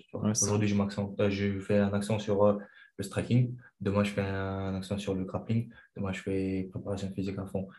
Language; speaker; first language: French; non-native, fluent; Chechen